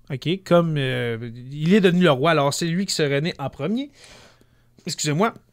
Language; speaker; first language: French; native; French